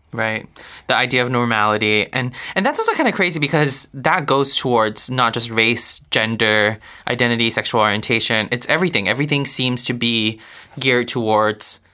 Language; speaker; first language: English; non-native, local second language; Chinese